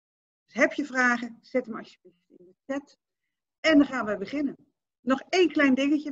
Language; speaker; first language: Dutch; native; Dutch